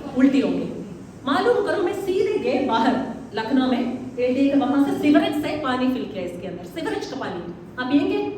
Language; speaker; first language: Hindi; non-native, local second language; Malayalam